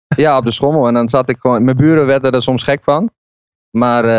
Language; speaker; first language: Dutch; native; Dutch